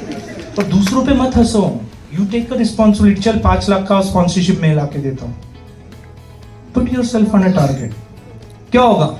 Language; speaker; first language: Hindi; native; Hindi